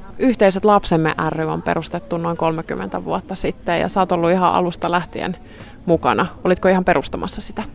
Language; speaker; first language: Finnish; native; Finnish